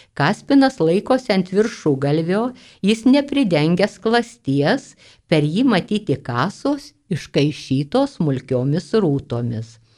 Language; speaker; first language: Lithuanian; native; Lithuanian